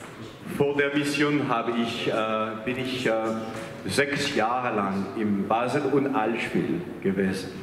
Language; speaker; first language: German; non-native, fluent; French